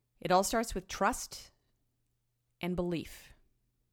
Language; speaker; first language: English; native; English